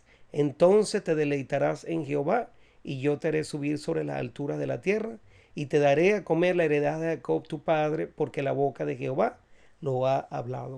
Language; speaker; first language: Spanish; native; Spanish